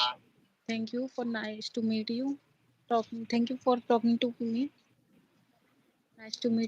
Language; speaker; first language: English; non-native, learner; Hindi